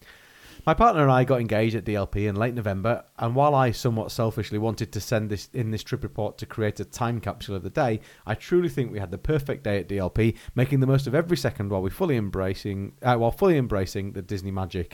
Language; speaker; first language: English; native; English